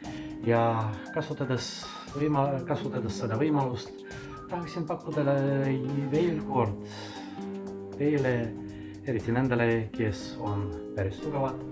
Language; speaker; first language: Estonian; non-native, fluent; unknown